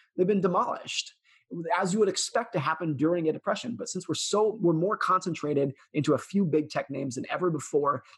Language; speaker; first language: English; native; English